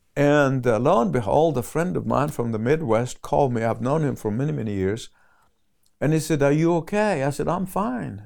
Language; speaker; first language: English; non-native, fluent; Arabic